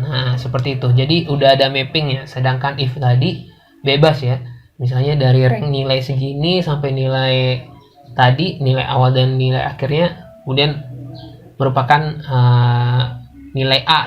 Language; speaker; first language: Indonesian; native; Indonesian